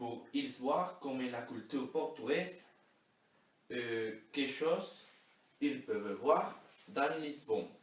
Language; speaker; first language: French; non-native, learner; Spanish